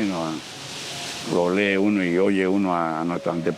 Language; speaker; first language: Spanish; native; Spanish